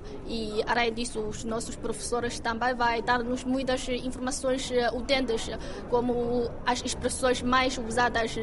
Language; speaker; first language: Portuguese; non-native, fluent; Chinese